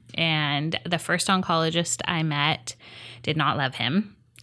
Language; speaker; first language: English; native; English